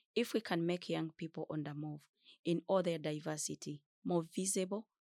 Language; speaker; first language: English; non-native, fluent; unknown